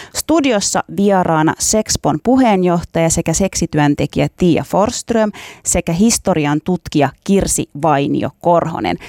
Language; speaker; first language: Finnish; native; Finnish